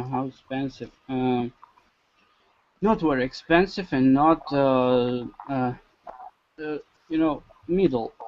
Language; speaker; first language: English; non-native, learner; Russian